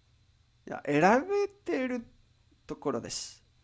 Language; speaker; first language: Japanese; non-native, learner; Spanish